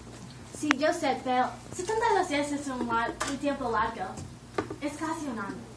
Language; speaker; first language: Spanish; non-native, learner; English